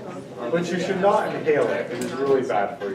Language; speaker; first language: English; native; English